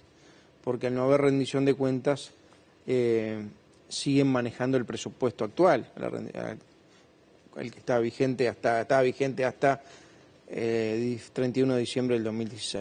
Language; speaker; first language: Spanish; native; Spanish